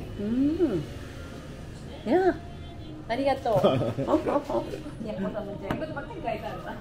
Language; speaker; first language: Japanese; native; Japanese